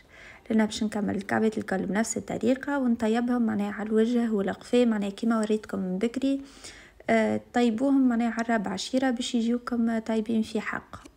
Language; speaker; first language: Arabic; native; Arabic